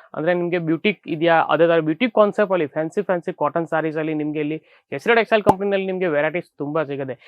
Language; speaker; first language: Kannada; non-native, fluent; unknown